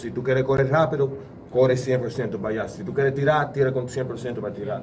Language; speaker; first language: Spanish; non-native, learner; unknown